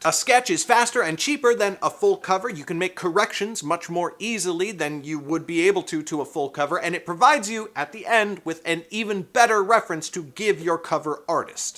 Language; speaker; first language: English; native; English